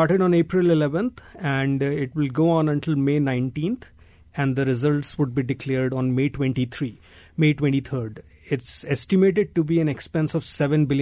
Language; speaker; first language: English; non-native, local second language; Hindi